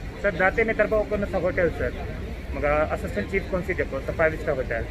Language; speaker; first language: Filipino; non-native, learner; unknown